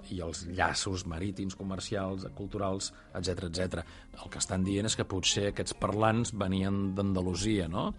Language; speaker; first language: Catalan; native; Catalan